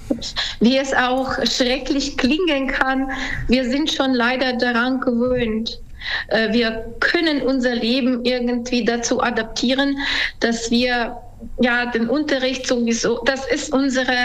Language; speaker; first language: German; non-native, fluent; Ukrainian